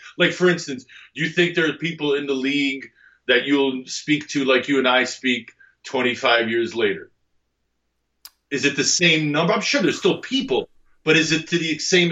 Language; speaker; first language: English; native; English